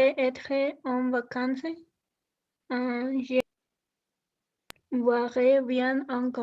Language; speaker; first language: French; non-native, learner; Spanish